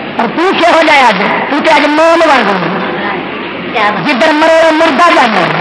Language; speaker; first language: Urdu; non-native, local second language; Saraiki